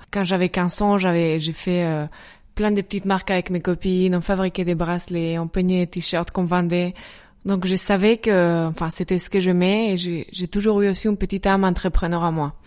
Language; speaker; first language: French; non-native, fluent; Spanish